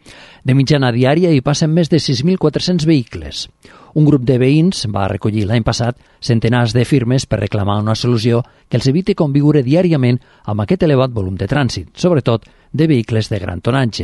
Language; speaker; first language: Catalan; native; Catalan